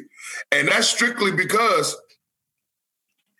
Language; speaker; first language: English; native; English